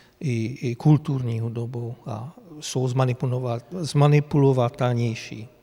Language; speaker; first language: Czech; non-native, fluent; Hungarian